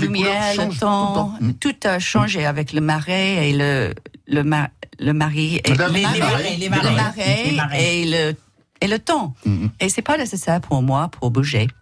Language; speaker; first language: French; non-native, learner; English